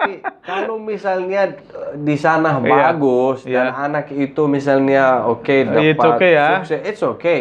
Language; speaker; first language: Indonesian; non-native, fluent; Arabic